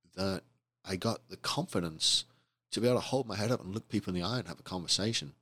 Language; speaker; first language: English; native; English